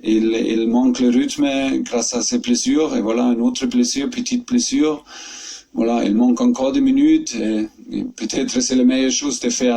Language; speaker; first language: French; non-native, fluent; German